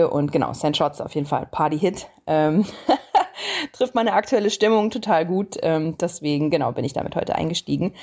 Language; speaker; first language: German; native; German